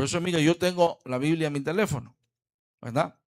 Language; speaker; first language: Spanish; native; Spanish